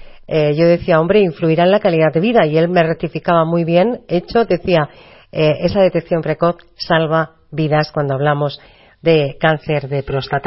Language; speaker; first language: Spanish; native; Spanish